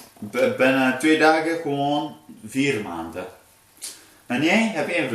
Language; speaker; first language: Dutch; early bilingual, other home language; Arabic